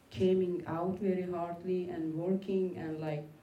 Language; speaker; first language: English; non-native, learner; Persian